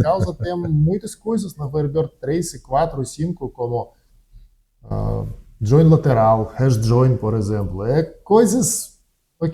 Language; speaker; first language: Portuguese; non-native, learner; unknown